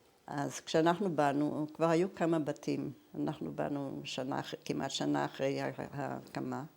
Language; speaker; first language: Hebrew; early bilingual, other home language; German